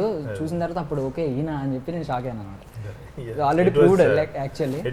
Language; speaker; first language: Telugu; native; Telugu